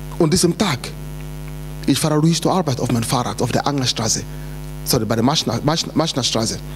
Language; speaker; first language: German; non-native, fluent; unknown